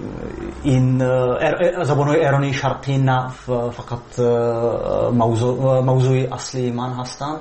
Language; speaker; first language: Persian; non-native, fluent; Czech